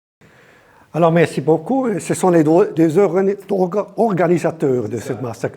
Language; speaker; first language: French; non-native, local second language; German